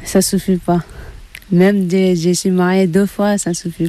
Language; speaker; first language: French; non-native, learner; Tibetan